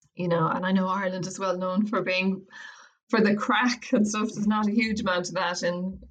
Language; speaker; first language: English; native; English